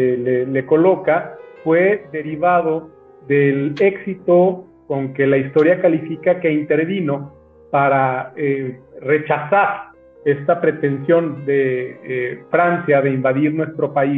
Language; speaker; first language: Spanish; native; Spanish